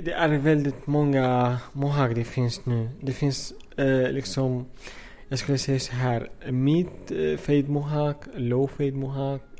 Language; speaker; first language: Swedish; non-native, fluent; Arabic